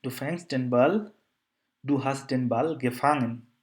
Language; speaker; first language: German; non-native, fluent; Bangla